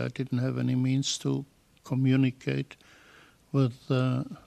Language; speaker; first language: English; non-native, fluent; German